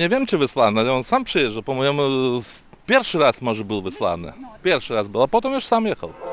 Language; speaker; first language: Polish; non-native, learner; Lithuanian